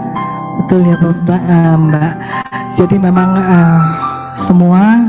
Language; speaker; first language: Indonesian; native; Indonesian